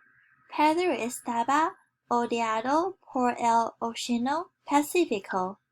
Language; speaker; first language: Spanish; non-native, learner; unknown